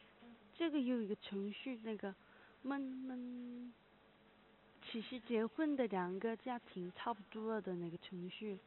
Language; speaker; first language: Chinese; non-native, learner; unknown